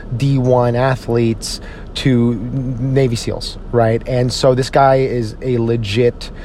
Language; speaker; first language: English; native; English